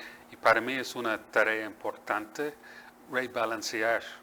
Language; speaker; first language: Spanish; non-native, fluent; English